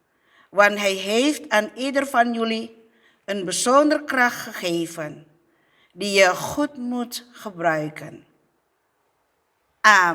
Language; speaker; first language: Dutch; non-native, fluent; Indonesian